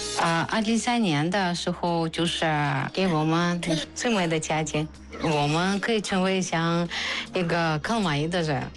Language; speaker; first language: Chinese; non-native, fluent; Russian